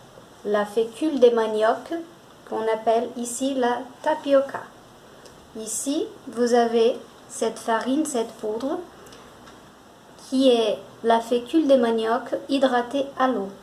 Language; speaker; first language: French; non-native, fluent; Portuguese